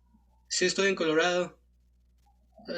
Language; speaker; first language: Spanish; non-native, local second language; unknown